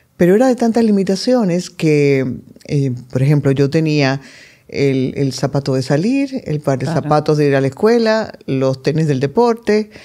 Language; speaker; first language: Spanish; native; Spanish